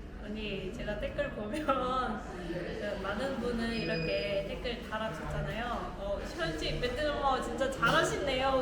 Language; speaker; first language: Korean; non-native, fluent; Vietnamese